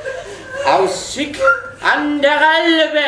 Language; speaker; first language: German; non-native, learner; Czech